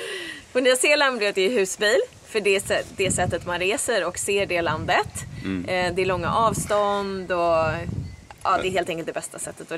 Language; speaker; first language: Swedish; native; Swedish